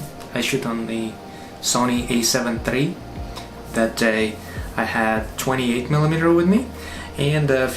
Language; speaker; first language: English; non-native, fluent; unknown